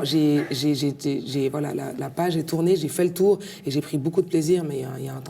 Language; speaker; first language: French; native; French